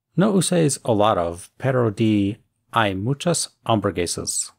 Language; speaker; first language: Spanish; non-native, fluent; English